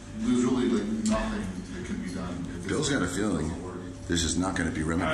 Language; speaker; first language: English; native; English